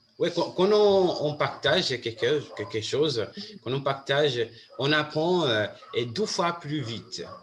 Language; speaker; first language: French; non-native, fluent; Portuguese